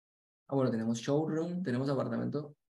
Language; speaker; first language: Spanish; native; Spanish